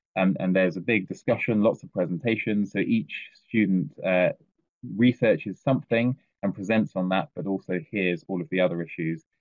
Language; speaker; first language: English; native; English